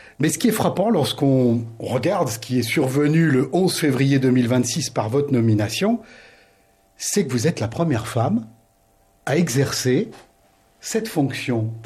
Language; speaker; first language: French; native; French